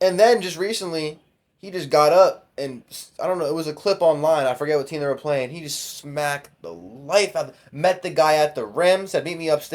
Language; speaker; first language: English; native; English